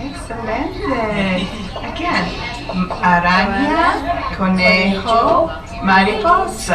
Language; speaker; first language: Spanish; non-native, fluent; English